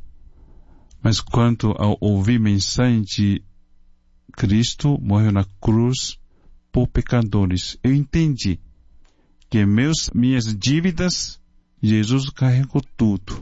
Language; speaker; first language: Portuguese; non-native, fluent; Chinese